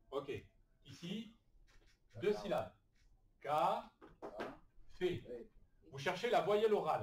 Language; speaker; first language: French; native; French